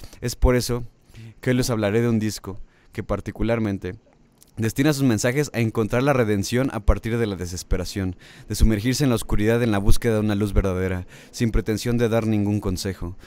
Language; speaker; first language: Spanish; native; Spanish